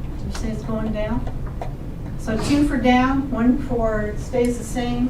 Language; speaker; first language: English; native; English